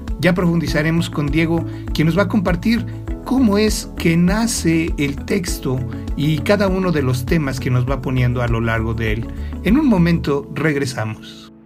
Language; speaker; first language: Spanish; native; Spanish